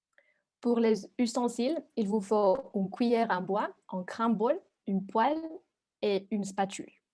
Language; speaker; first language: French; non-native, learner; Spanish